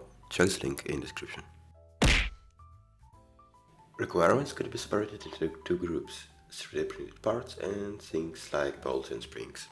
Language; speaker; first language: English; non-native, fluent; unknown